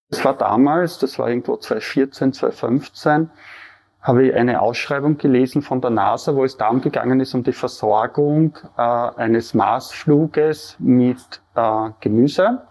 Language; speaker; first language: German; native; German